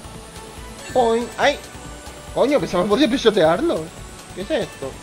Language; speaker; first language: Spanish; native; Spanish